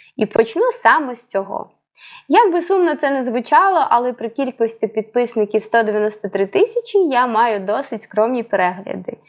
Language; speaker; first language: Ukrainian; non-native, local second language; Russian